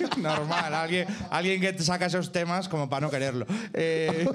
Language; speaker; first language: Spanish; native; Spanish